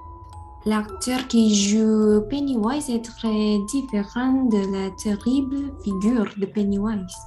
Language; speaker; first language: French; non-native, learner; Indonesian